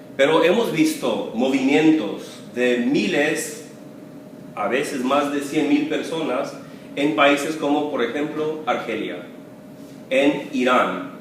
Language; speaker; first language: Spanish; early bilingual, other home language; English